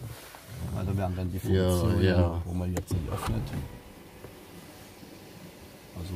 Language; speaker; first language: German; native; German